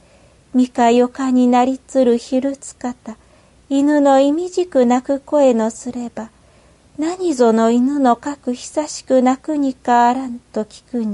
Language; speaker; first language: Japanese; native; Japanese